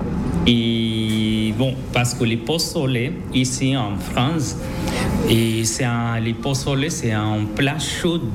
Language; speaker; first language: French; non-native, fluent; Spanish